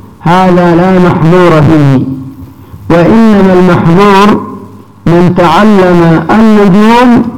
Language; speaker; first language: Arabic; native; Arabic